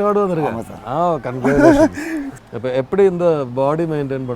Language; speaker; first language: Tamil; non-native, fluent; Malayalam